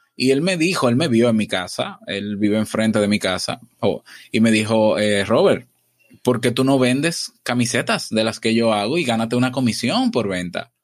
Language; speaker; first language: Spanish; native; Spanish